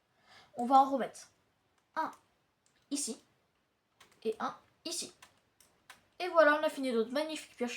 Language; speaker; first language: French; native; French